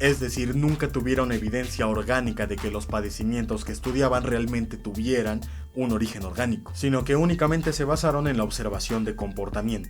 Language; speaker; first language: Spanish; native; Spanish